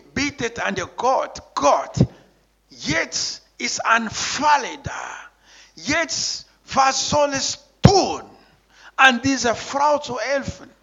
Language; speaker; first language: German; non-native, learner; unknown